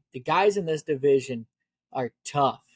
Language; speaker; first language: English; native; English